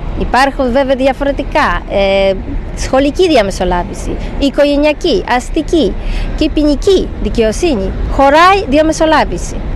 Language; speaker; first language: Greek; non-native, fluent; Polish